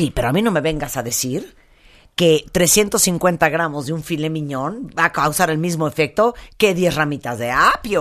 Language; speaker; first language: Spanish; native; Spanish